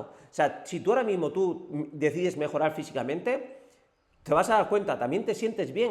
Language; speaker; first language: Spanish; native; Spanish